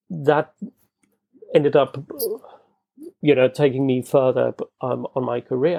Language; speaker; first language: English; non-native, local second language; Afrikaans